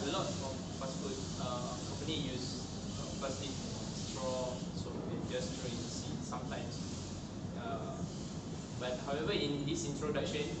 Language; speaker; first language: English; non-native, local second language; Malay